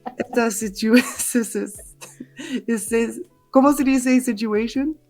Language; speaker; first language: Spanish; non-native, learner; English